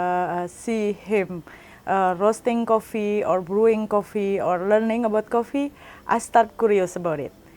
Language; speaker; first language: English; non-native, learner; Indonesian